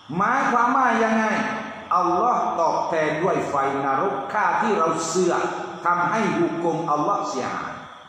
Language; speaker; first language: Thai; non-native, local second language; Pattani Malay